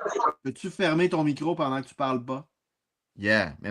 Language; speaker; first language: French; native; French